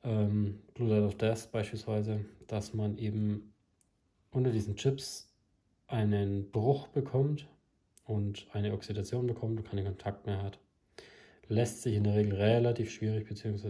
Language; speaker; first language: German; native; German